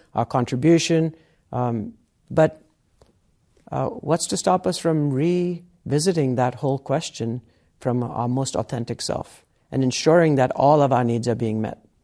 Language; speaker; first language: English; native; English